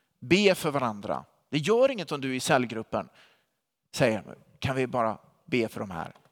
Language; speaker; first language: Swedish; native; Swedish